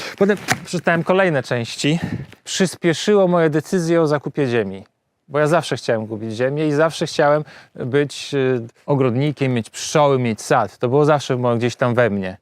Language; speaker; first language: Polish; native; Polish